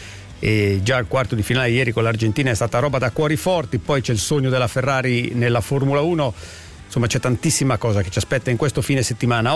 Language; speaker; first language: Italian; native; Italian